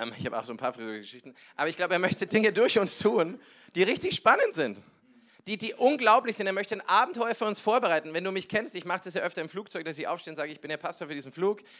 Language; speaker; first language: German; native; German